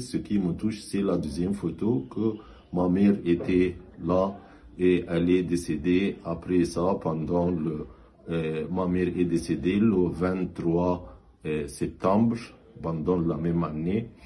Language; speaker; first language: French; non-native, fluent; Arabic